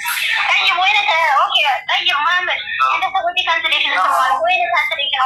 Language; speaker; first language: Arabic; non-native, learner; Amharic